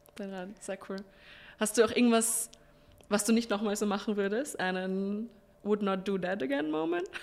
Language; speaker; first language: German; native; German